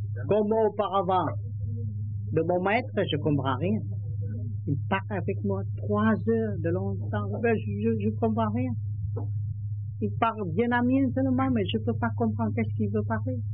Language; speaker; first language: French; non-native, learner; Vietnamese